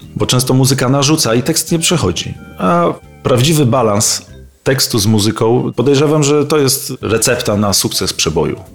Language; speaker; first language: Polish; native; Polish